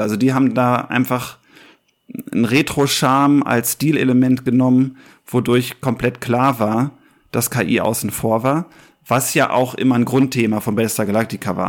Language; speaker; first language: German; native; German